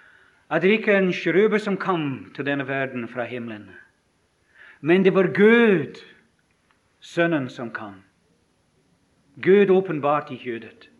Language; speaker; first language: Norwegian; non-native, fluent; English